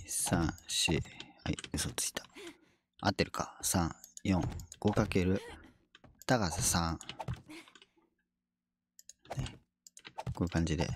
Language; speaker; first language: Japanese; native; Japanese